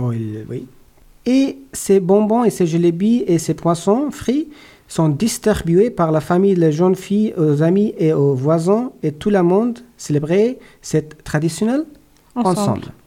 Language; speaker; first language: French; non-native, learner; Persian